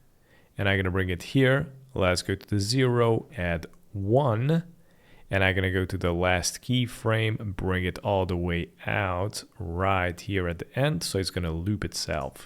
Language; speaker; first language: English; non-native, fluent; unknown